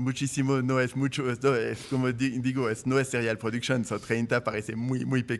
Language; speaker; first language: Spanish; non-native, fluent; French